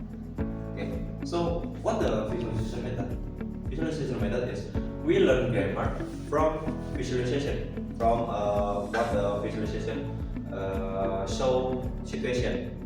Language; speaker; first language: English; non-native, learner; Indonesian